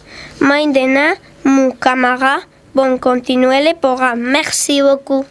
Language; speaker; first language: French; non-native, learner; Spanish